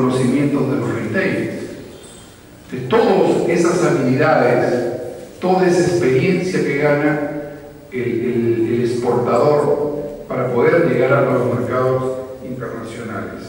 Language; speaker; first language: Spanish; native; Spanish